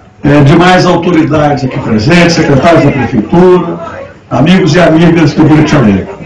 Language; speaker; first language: Portuguese; native; Portuguese